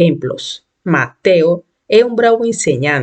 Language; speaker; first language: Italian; non-native, fluent; Spanish